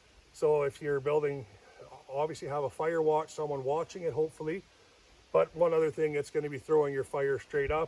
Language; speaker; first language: English; native; English